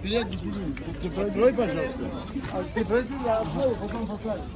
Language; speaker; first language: Russian; non-native, local second language; Turkish